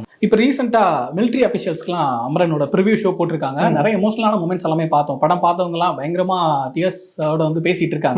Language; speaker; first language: Tamil; native; Tamil